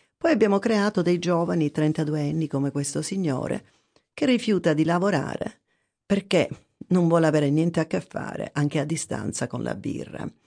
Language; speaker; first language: Italian; native; Italian